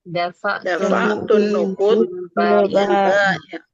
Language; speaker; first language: Arabic; non-native, learner; Indonesian